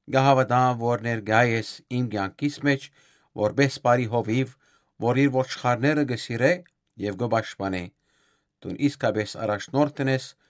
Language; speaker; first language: Armenian; native; Armenian